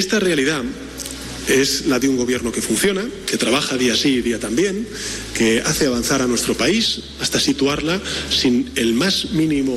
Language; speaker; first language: Spanish; native; Spanish